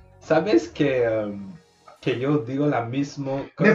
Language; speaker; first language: Spanish; non-native, learner; English